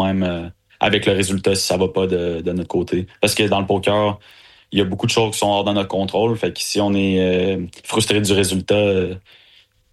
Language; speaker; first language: French; native; French